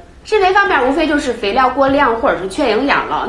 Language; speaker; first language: Chinese; native; Chinese